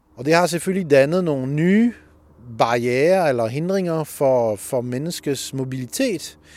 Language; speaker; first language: Danish; non-native, fluent; French